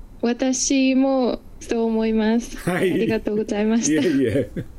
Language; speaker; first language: Japanese; non-native, fluent; Bulgarian